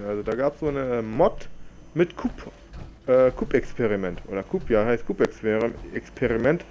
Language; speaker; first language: German; native; German